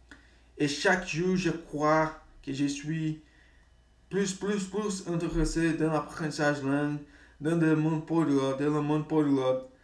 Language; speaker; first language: French; non-native, learner; Portuguese